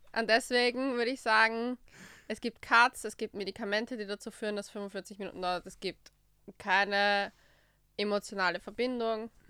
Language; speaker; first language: German; early bilingual, other home language; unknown